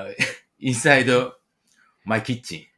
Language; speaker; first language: English; non-native, learner; Japanese